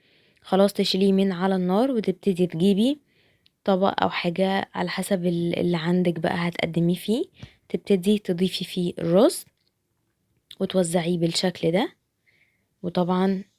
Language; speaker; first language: Arabic; native; Arabic